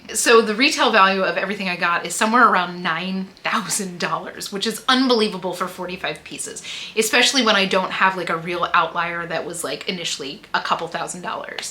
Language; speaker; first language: English; native; English